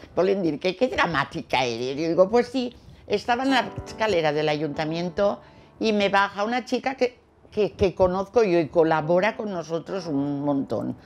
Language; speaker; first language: Spanish; non-native, local second language; Catalan